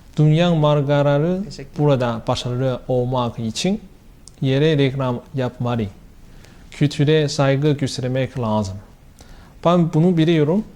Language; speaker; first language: Turkish; non-native, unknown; Chinese